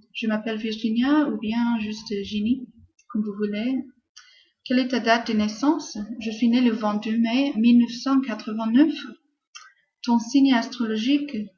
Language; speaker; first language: French; non-native, fluent; English